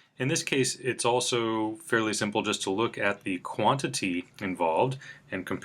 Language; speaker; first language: English; native; English